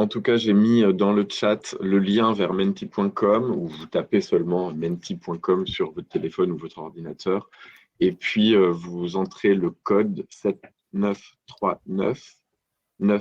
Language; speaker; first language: French; native; French